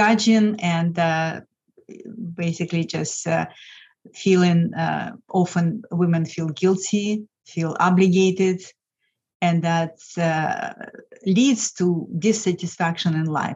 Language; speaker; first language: English; non-native, fluent; Lithuanian